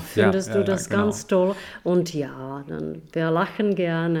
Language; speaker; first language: German; non-native, fluent; Czech